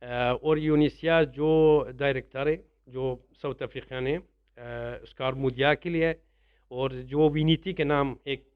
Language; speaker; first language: Hindi; non-native, learner; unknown